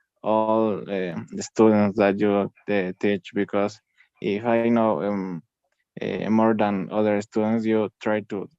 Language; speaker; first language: English; non-native, learner; Spanish